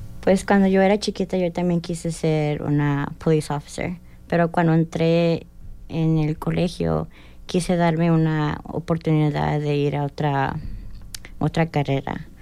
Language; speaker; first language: Spanish; early bilingual, heritage; Spanish